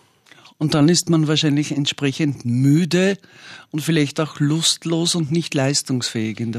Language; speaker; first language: German; native; German